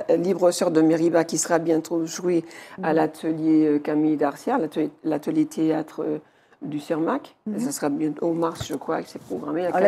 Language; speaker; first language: French; native; French